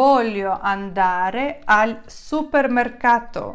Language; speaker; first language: Italian; non-native, fluent; Ukrainian